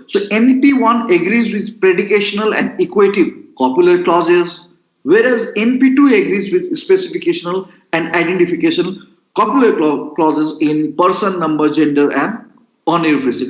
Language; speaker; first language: English; non-native, local second language; Nepali